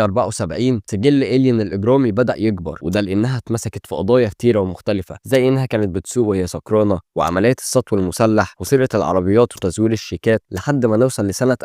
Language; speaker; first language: Arabic; native; Arabic